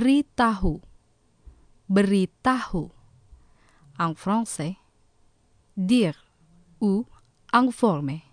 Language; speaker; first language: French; non-native, fluent; Indonesian